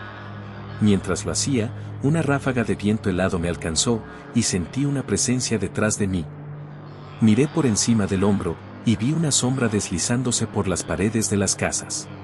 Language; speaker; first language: Spanish; native; Spanish